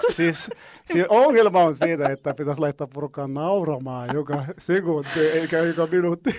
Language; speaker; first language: Finnish; non-native, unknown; Arabic